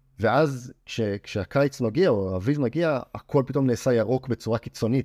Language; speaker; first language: Hebrew; native; Hebrew